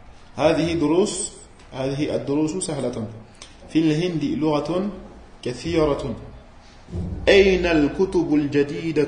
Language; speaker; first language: Arabic; non-native, learner; French